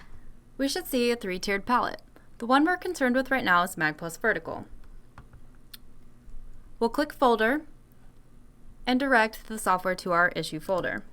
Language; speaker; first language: English; native; English